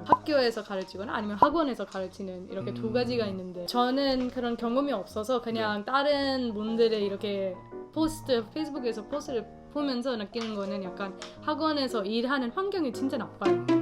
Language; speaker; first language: Korean; non-native, fluent; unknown